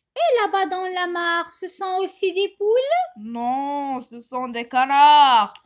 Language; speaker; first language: French; non-native, local second language; Arabic